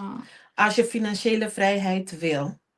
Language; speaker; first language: Dutch; non-native, local second language; Papiamento